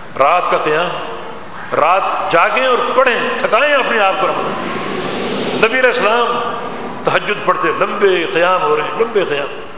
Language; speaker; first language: Urdu; non-native, local second language; Punjabi